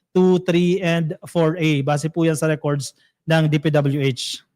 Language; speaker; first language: Filipino; native; Filipino